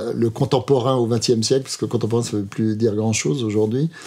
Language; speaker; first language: French; native; French